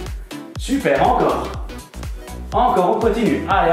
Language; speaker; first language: French; native; French